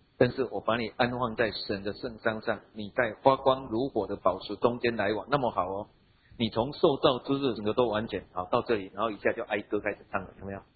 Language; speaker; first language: Chinese; native; Chinese